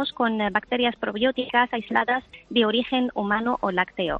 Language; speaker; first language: Spanish; non-native, fluent; Arabic